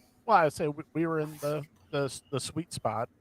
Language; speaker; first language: English; native; English